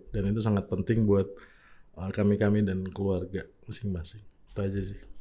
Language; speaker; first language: Indonesian; native; Indonesian